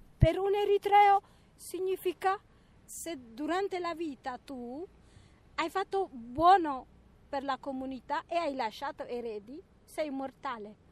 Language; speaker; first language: Italian; non-native, fluent; Tigrinya